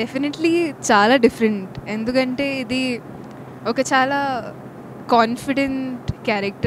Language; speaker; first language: Telugu; non-native, local second language; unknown